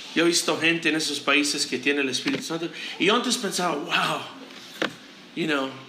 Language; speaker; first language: Spanish; non-native, fluent; English